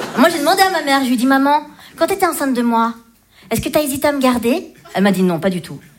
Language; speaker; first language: French; early bilingual, other home language; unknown